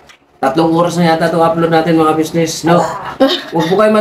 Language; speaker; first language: Filipino; non-native, local second language; Hiligaynon